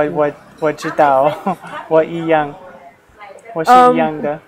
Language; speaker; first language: Chinese; non-native, learner; English